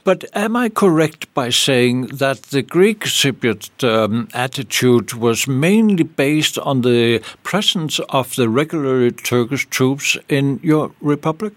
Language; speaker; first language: English; non-native, fluent; Danish